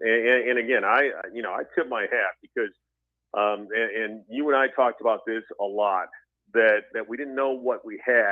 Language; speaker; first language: English; native; English